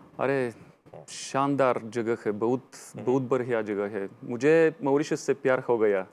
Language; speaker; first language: Hindi; non-native, fluent; Bulgarian